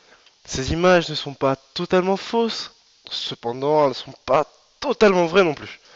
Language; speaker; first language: French; native; French